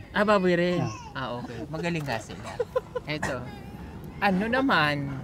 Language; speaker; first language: Filipino; native; Filipino